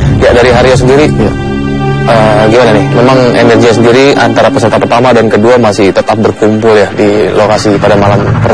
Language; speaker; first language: Indonesian; native; Indonesian